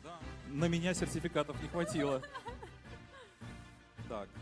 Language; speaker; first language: Russian; native; Russian